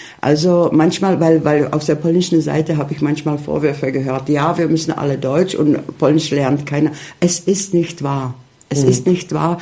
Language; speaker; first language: German; non-native, fluent; Czech